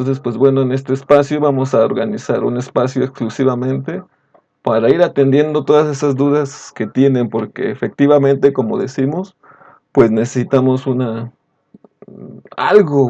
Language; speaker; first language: Spanish; native; Spanish